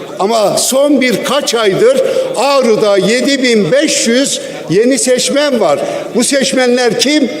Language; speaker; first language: Turkish; non-native, local second language; Kurdish